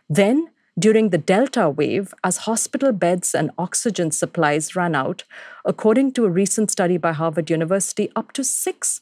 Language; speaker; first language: English; non-native, local second language; Hindi